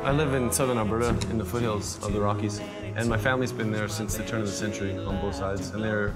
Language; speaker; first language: English; native; English